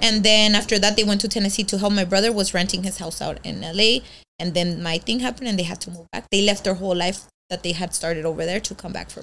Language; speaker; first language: English; early bilingual, other home language; Spanish